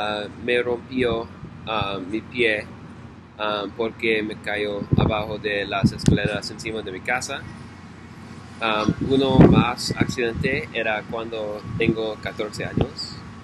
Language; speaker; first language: Spanish; non-native, learner; English